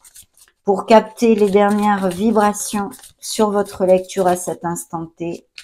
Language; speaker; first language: French; native; French